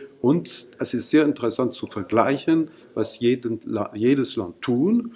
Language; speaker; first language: German; non-native, fluent; French